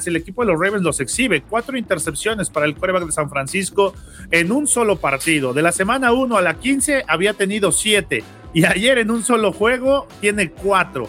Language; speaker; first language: Spanish; native; Spanish